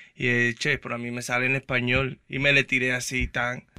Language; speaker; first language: Spanish; early bilingual, heritage; Spanish